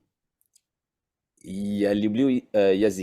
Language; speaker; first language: Russian; non-native, learner; English